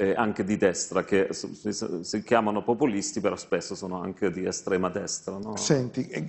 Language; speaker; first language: Italian; non-native, fluent; German